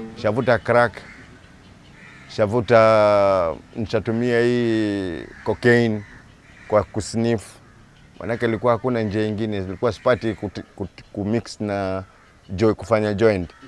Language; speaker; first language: Swahili; native; Swahili